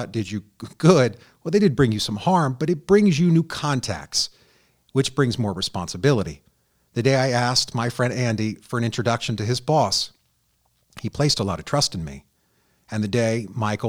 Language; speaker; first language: English; native; English